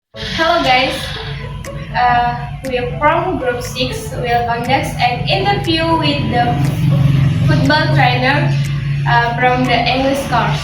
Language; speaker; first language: English; non-native, learner; Indonesian